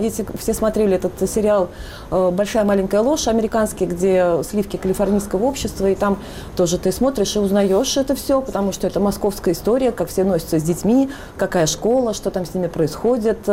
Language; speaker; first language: Russian; native; Russian